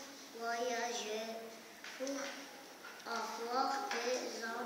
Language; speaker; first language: French; non-native, learner; Armenian